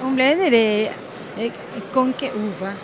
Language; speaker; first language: Italian; non-native, learner; French